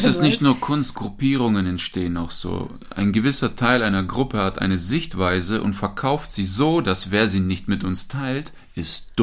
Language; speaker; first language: German; native; German